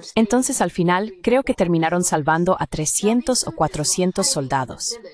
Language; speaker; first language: Spanish; non-native, fluent; Chinese